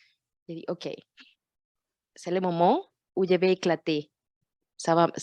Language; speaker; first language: French; non-native, fluent; Portuguese